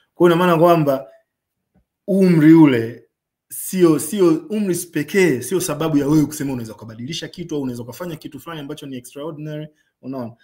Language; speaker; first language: Swahili; native; Swahili